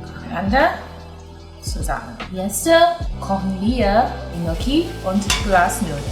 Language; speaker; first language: German; non-native, learner; Chinese